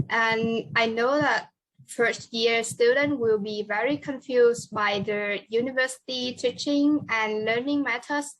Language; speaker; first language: English; non-native, learner; Vietnamese